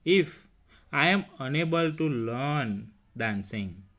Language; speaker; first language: English; non-native, local second language; Hindi